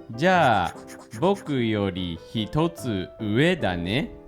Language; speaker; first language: Japanese; non-native, fluent; English